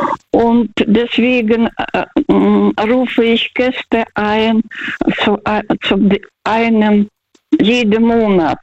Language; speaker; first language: German; non-native, fluent; Russian